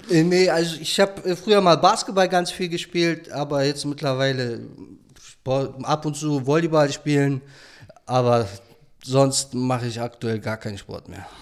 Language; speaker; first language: German; early bilingual, other home language; Polish